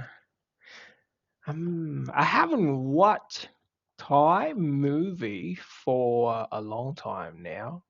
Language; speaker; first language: English; non-native, fluent; Vietnamese